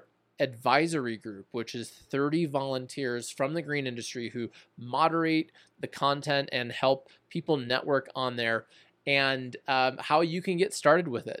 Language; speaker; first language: English; native; English